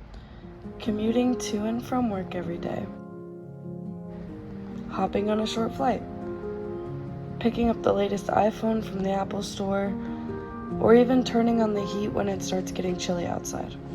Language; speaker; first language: English; native; English